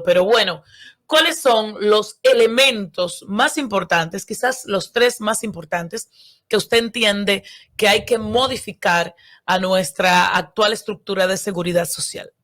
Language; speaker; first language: Spanish; native; Spanish